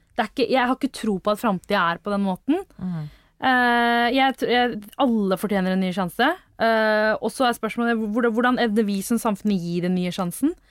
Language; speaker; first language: Norwegian; early bilingual, other home language; Tamil